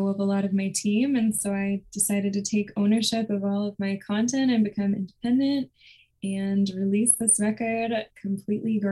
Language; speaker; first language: English; native; English